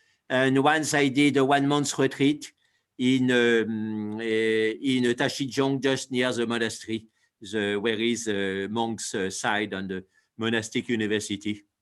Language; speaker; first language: English; non-native, fluent; French